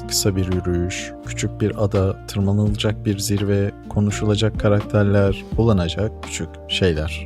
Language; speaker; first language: Turkish; native; Turkish